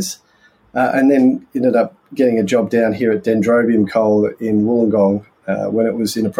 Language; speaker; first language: English; native; English